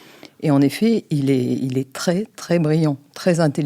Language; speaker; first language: French; native; French